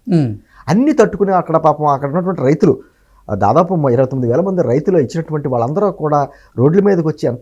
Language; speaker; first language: Telugu; native; Telugu